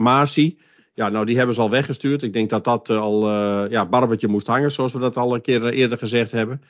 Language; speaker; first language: Dutch; native; Dutch